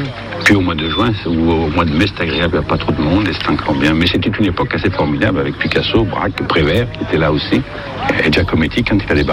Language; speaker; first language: French; early bilingual, other home language; Italian